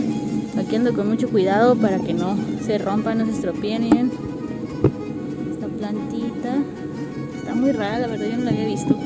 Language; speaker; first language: Spanish; native; Spanish